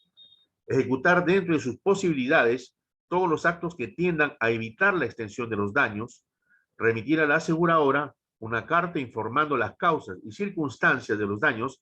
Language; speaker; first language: Spanish; native; Spanish